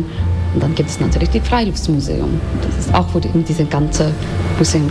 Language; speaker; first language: German; non-native, learner; Icelandic